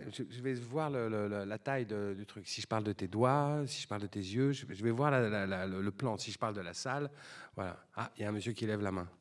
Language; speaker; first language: French; native; French